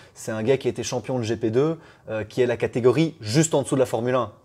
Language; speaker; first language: French; native; French